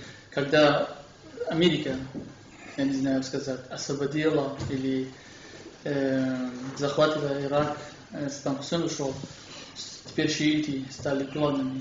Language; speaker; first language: Russian; non-native, fluent; Kurdish